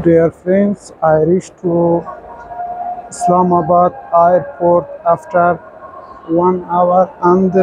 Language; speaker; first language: English; non-native, learner; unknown